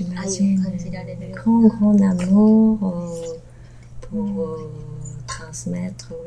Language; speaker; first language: French; non-native, fluent; Japanese